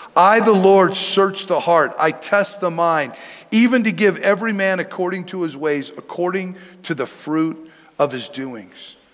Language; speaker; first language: English; native; English